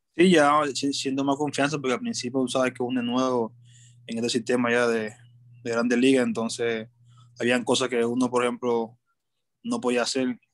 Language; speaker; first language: Spanish; native; Spanish